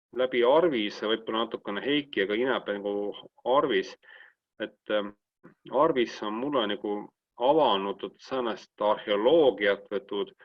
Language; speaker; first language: Estonian; native; Estonian